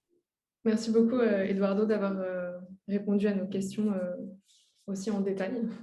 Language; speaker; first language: French; native; French